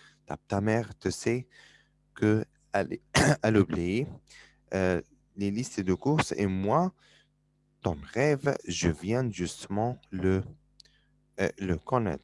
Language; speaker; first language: French; non-native, fluent; Arabic